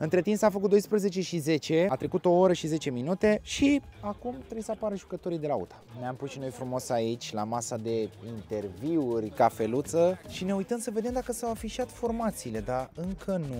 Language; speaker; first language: Romanian; native; Romanian